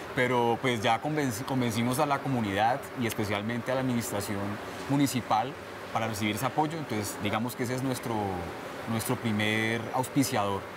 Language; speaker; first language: Spanish; native; Spanish